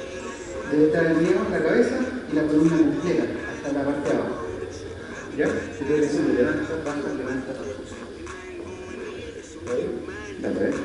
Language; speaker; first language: Spanish; native; Spanish